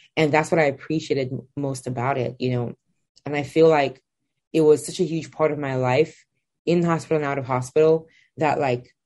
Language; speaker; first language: English; non-native, local second language; Igbo